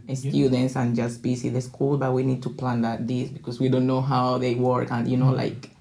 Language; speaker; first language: English; non-native, learner; Spanish